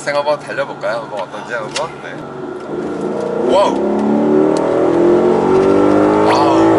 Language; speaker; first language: Korean; native; Korean